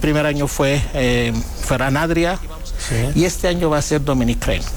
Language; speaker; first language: Spanish; non-native, fluent; Greek